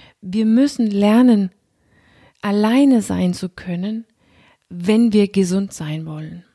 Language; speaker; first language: German; non-native, fluent; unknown